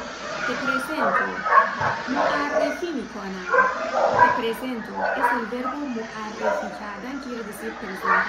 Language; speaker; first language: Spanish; non-native, fluent; Persian